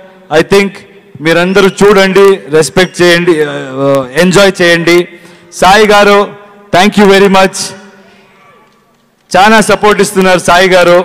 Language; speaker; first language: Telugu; non-native, learner; Kannada